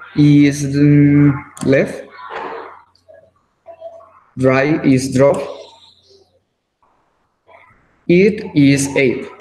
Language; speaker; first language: English; non-native, learner; Spanish